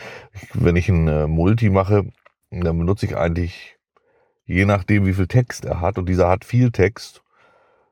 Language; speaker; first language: German; native; German